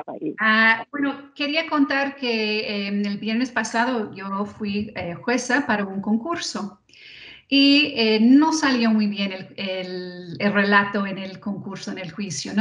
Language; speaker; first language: Spanish; non-native, fluent; English